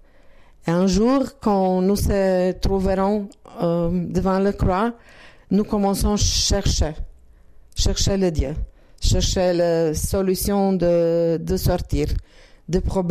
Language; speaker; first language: French; non-native, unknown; Croatian